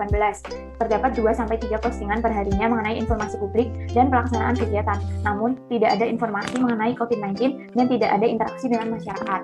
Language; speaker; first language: Indonesian; native; Indonesian